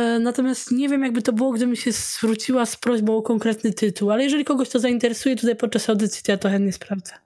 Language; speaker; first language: Polish; native; Polish